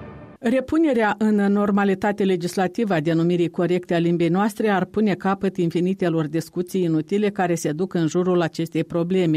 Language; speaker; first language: Romanian; native; Romanian